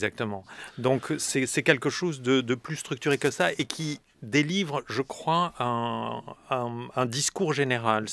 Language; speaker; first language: French; native; French